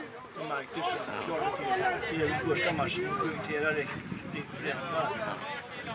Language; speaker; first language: Swedish; native; Swedish